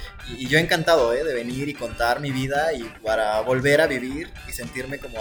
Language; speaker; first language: Spanish; native; Spanish